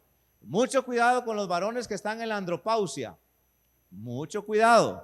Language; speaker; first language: Spanish; native; Spanish